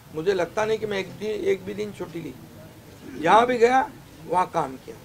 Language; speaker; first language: Hindi; non-native, local second language; Marathi